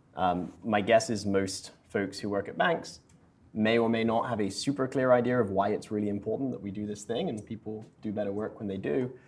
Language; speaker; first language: English; native; English